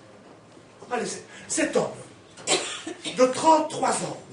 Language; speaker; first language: French; native; French